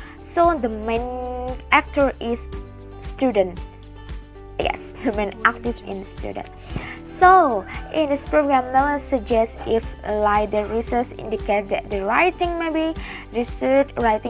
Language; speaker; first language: English; non-native, learner; Indonesian